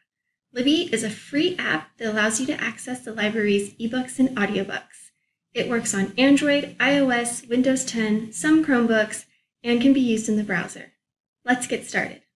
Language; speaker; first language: English; native; English